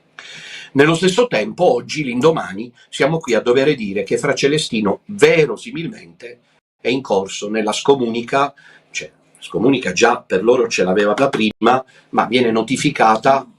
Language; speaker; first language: Italian; native; Italian